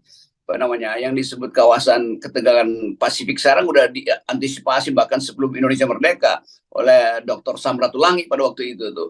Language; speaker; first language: Indonesian; native; Indonesian